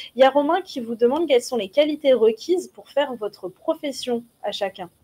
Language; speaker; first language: French; native; French